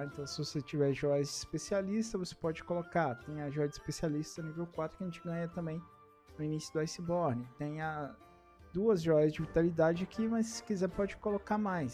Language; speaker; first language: Portuguese; native; Portuguese